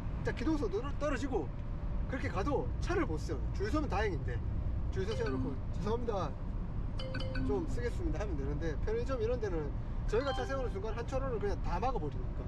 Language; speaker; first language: Korean; native; Korean